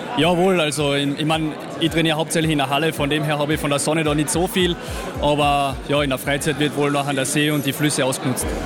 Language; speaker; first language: German; native; German